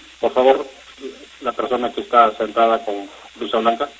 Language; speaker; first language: Spanish; native; Spanish